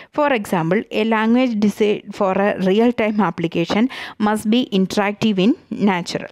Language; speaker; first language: English; non-native, local second language; Malayalam